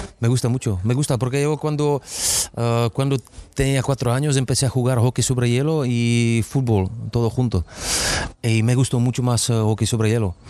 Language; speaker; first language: Spanish; non-native, fluent; Czech